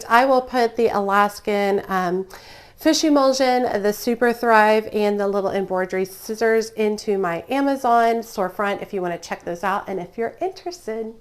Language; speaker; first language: English; native; English